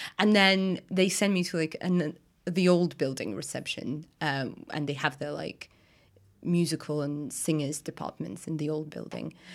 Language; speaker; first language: English; non-native, fluent; Russian